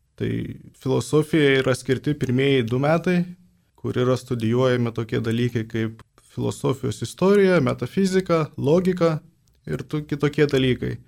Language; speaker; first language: Lithuanian; native; Lithuanian